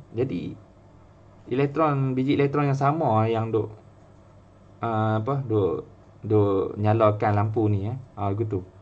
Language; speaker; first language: Malay; native; Malay